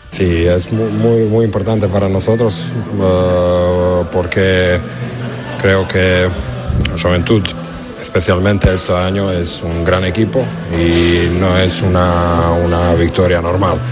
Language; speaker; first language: Spanish; non-native, learner; Lithuanian